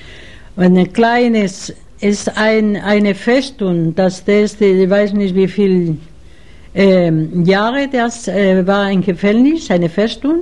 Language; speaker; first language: German; non-native, fluent; Spanish